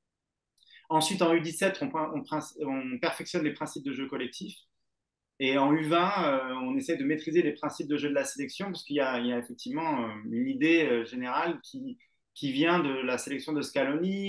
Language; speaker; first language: French; native; French